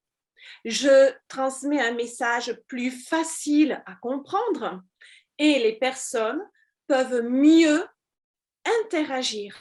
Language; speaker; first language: French; native; French